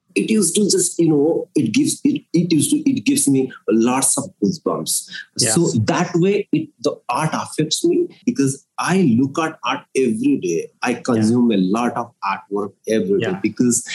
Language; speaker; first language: English; non-native, local second language; Odia